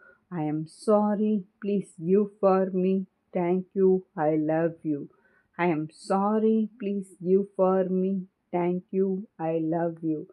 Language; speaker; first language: English; non-native, learner; Tamil